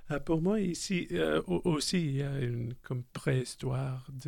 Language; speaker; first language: French; non-native, learner; English